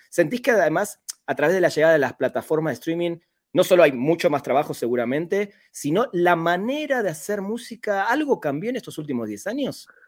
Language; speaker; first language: Spanish; native; Spanish